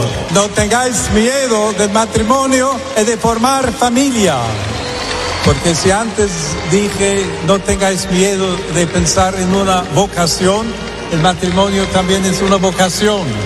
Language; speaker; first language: Spanish; non-native, fluent; English